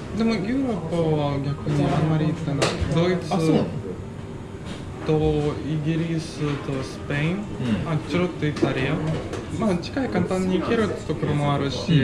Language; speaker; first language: Japanese; non-native, fluent; Latvian